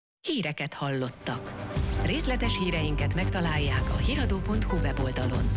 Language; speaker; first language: Hungarian; native; Hungarian